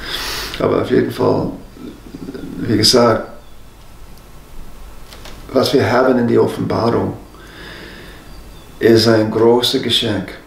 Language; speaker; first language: German; non-native, fluent; English